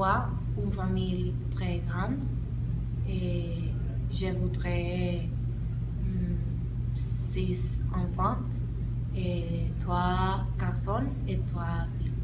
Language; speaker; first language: French; non-native, learner; Spanish